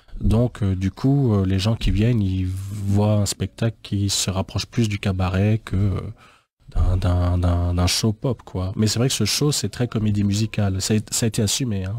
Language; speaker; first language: French; native; French